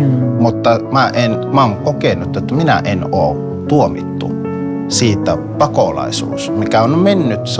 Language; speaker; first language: Finnish; non-native, fluent; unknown